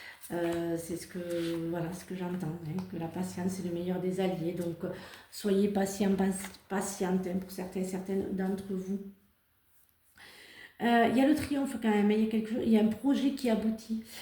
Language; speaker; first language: French; native; French